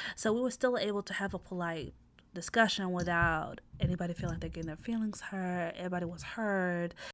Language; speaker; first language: English; non-native, fluent; Arabic